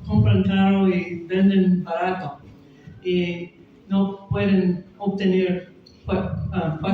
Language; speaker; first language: Spanish; non-native, learner; English